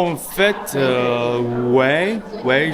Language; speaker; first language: French; non-native, learner; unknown